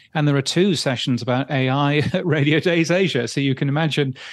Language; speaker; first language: English; native; English